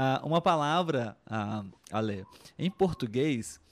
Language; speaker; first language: Portuguese; non-native, learner; Spanish